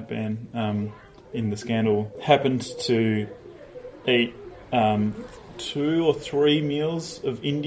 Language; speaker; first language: English; native; English